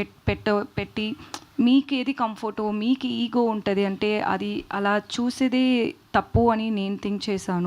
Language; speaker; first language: Telugu; non-native, learner; Tamil